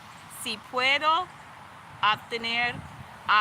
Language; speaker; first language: Spanish; non-native, learner; English